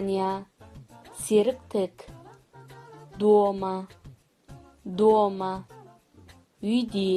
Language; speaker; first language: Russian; non-native, fluent; Kazakh